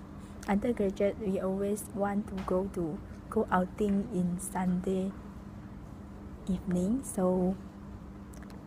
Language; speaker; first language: English; non-native, local second language; Malay